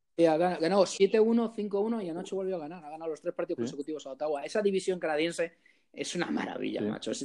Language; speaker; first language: Spanish; early bilingual, heritage; Spanish